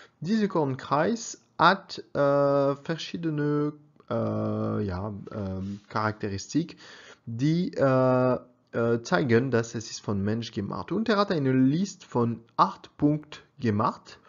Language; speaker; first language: German; non-native, learner; French